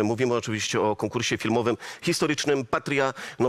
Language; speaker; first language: Polish; native; Polish